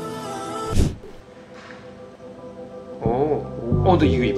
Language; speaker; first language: Korean; native; Korean